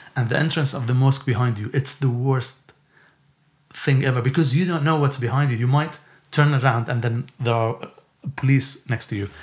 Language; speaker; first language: English; non-native, fluent; Arabic